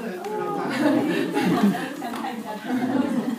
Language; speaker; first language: Chinese; non-native, learner; Japanese